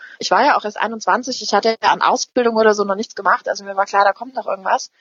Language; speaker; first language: German; native; German